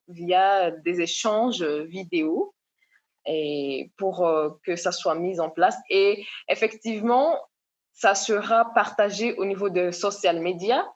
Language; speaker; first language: French; non-native, local second language; Comorian